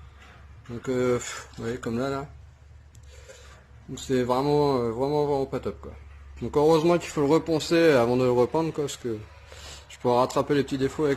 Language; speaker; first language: French; native; French